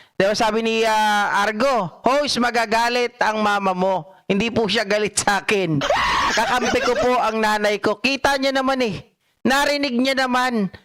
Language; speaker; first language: Filipino; non-native, local second language; Iloko